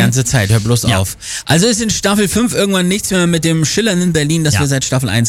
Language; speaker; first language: German; native; German